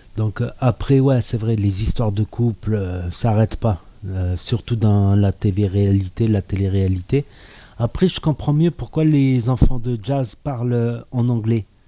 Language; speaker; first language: French; native; French